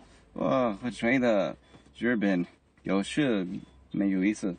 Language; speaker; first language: Chinese; non-native, learner; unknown